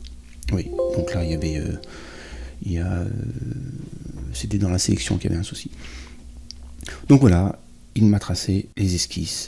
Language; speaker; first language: French; native; French